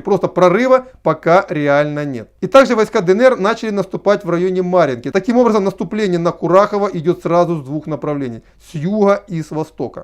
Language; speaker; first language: Russian; native; Russian